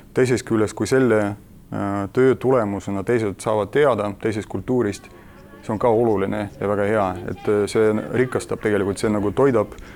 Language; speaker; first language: Estonian; non-native, local second language; Russian